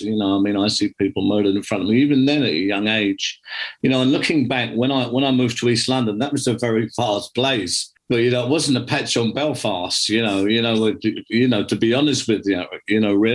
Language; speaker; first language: English; native; English